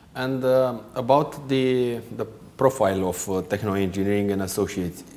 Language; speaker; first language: English; non-native, fluent; Romanian